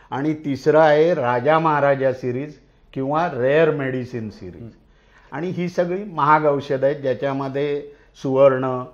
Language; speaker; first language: Marathi; native; Marathi